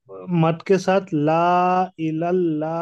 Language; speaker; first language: Urdu; native; Urdu